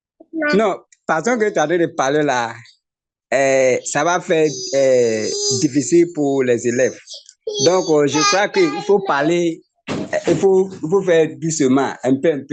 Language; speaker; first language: French; non-native, learner; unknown